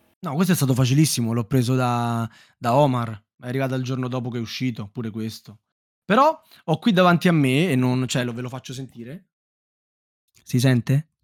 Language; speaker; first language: Italian; native; Italian